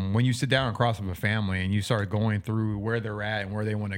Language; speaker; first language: English; native; English